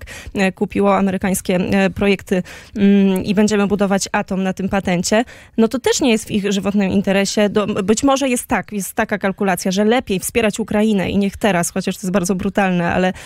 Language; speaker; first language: Polish; native; Polish